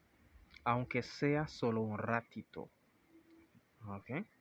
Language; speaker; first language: Spanish; non-native, fluent; English